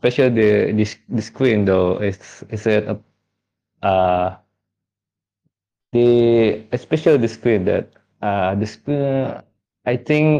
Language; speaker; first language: English; non-native, fluent; Indonesian